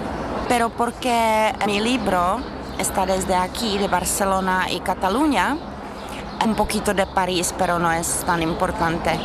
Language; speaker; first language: Spanish; non-native, fluent; Czech